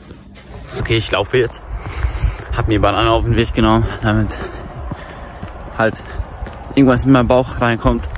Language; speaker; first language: German; early bilingual, other home language; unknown